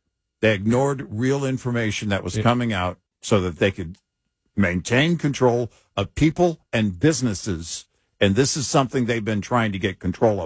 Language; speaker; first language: English; native; English